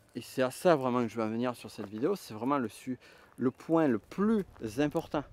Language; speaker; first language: French; native; French